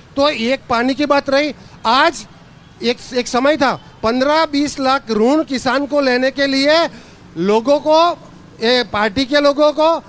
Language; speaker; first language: Hindi; non-native, local second language; Gujarati